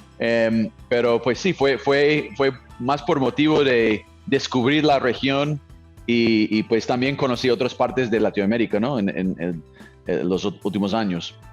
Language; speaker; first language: Spanish; non-native, fluent; English